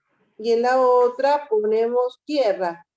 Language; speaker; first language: Spanish; native; Spanish